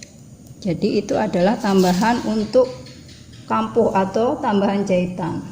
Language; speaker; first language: Indonesian; native; Indonesian